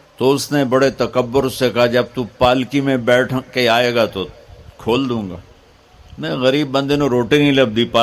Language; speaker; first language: Urdu; non-native, local second language; Punjabi